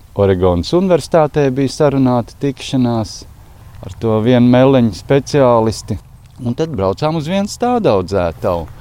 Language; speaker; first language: Latvian; native; Latvian